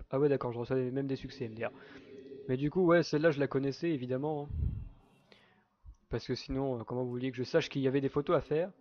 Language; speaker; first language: French; native; French